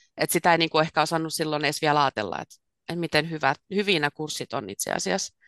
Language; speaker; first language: Finnish; native; Finnish